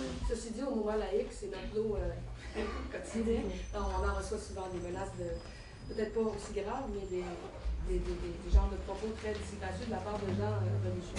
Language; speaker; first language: French; native; French